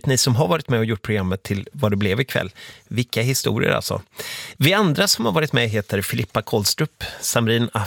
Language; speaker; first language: Swedish; native; Swedish